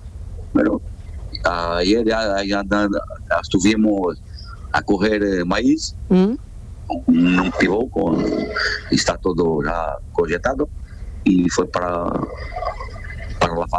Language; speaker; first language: Spanish; non-native, fluent; Portuguese